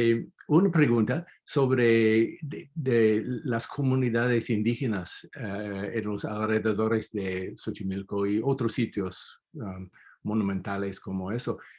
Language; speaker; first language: Spanish; non-native, fluent; English